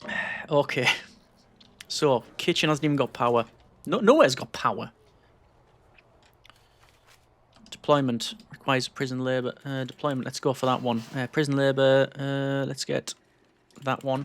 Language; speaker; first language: English; native; English